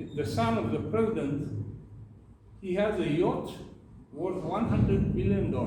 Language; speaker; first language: English; non-native, local second language; Amharic